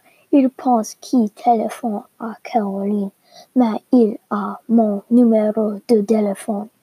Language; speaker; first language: French; non-native, learner; English